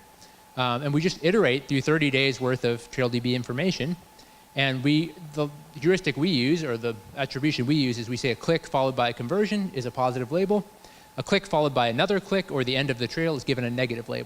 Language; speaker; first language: English; native; English